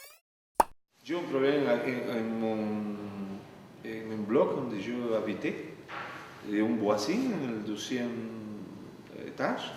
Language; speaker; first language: French; non-native, learner; Spanish